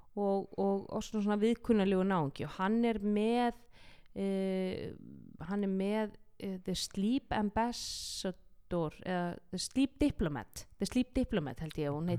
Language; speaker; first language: Icelandic; native; Icelandic